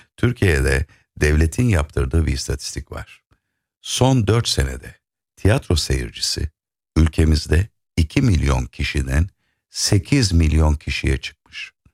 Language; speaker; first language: Turkish; native; Turkish